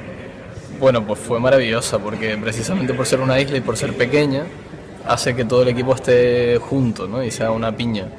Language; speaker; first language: Spanish; native; Spanish